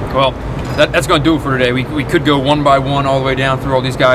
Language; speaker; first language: English; native; English